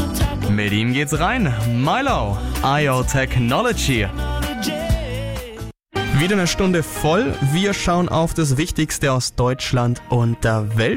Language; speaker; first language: German; native; German